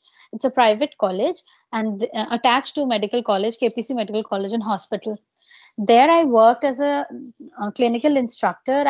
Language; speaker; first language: English; non-native, local second language; Bangla